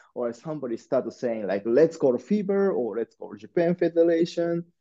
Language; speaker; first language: English; non-native, learner; Japanese